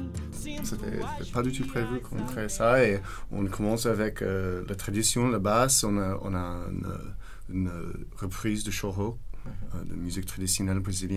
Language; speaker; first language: French; non-native, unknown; English